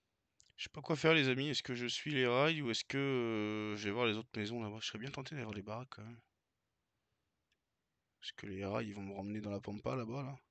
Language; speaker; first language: French; native; French